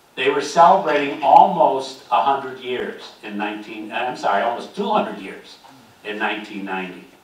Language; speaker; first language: English; native; English